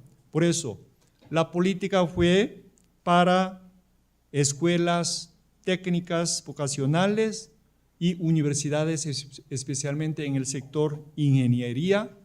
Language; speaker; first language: Spanish; non-native, fluent; Korean